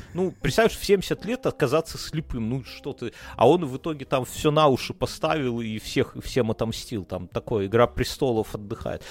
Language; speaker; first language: Russian; non-native, local second language; Belarusian